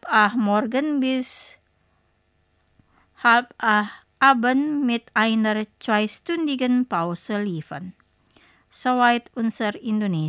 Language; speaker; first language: German; non-native, fluent; Indonesian